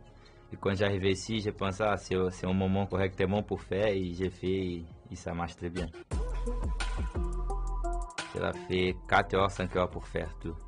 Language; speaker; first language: French; non-native, learner; Portuguese